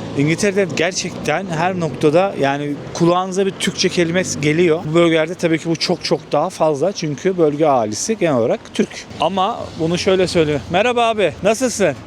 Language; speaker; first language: Turkish; native; Turkish